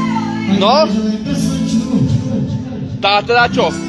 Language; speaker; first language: Slovak; native; Slovak